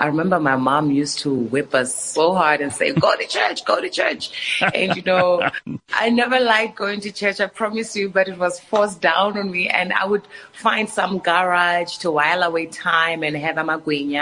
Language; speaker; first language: English; non-native, local second language; Northern Sotho